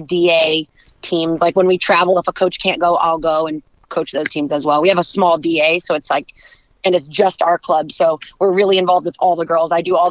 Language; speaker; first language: English; native; English